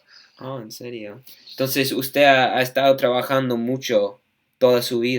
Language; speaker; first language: Spanish; non-native, fluent; English